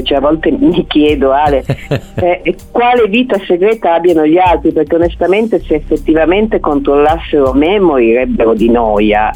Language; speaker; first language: Italian; native; Italian